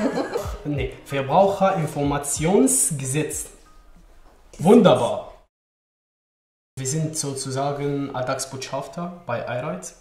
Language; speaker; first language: German; non-native, learner; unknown